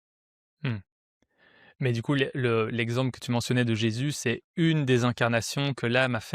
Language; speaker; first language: French; native; French